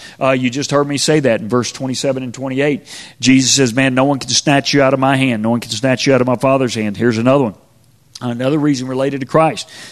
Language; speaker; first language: English; native; English